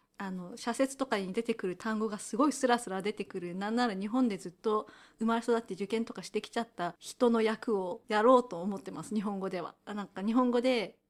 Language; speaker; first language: Japanese; native; Japanese